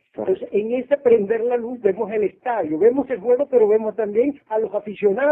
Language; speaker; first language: Spanish; native; Spanish